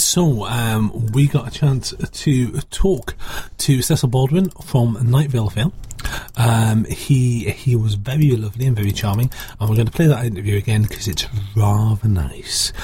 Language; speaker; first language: English; native; English